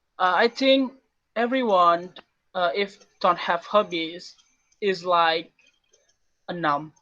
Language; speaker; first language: English; non-native, learner; Indonesian